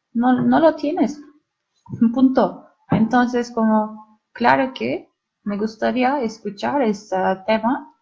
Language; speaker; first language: Spanish; non-native, learner; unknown